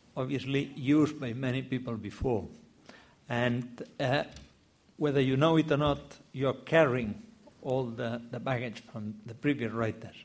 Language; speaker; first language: English; non-native, fluent; Spanish